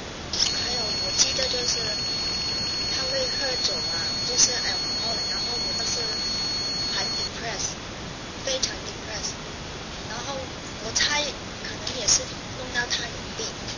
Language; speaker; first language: Chinese; non-native, fluent; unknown